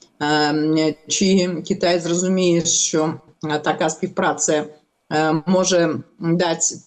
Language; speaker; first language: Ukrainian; non-native, local second language; Russian